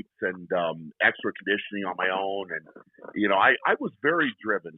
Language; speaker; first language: English; native; English